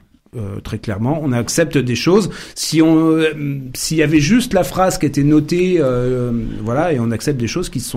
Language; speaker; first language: French; native; French